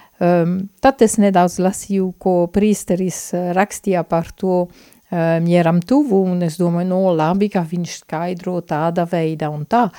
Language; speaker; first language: Latvian; non-native, fluent; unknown